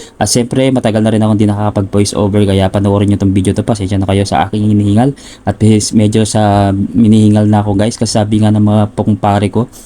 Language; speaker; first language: Filipino; native; Filipino